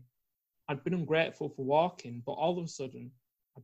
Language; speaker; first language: English; native; English